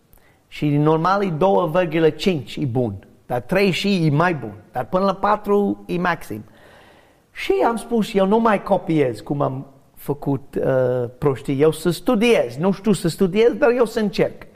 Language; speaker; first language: Romanian; non-native, learner; English